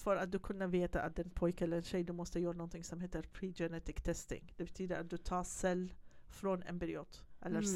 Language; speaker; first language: Swedish; non-native, fluent; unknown